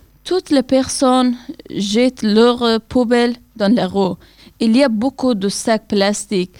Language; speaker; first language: French; non-native, learner; Persian